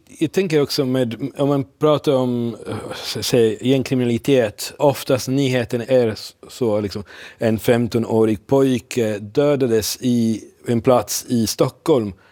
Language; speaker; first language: Swedish; non-native, fluent; Italian